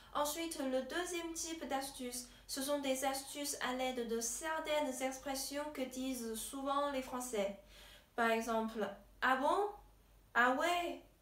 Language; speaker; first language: French; non-native, fluent; Chinese